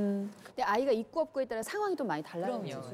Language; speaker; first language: Korean; native; Korean